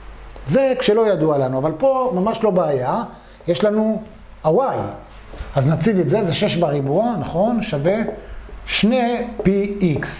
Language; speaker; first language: Hebrew; native; Hebrew